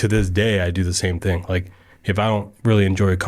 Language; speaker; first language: English; native; English